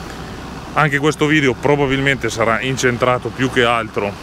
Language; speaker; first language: Italian; native; Italian